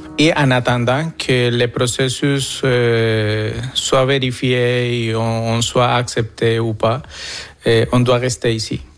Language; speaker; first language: French; non-native, fluent; Spanish